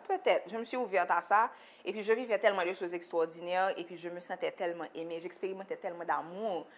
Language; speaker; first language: French; non-native, local second language; Haitian Creole